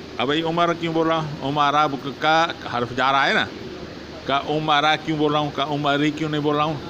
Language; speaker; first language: Urdu; non-native, local second language; Sindhi